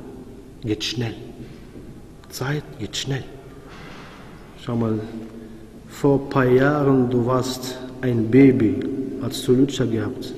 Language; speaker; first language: German; non-native, fluent; Arabic